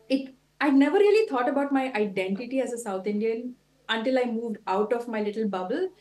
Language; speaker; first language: English; non-native, local second language; Tulu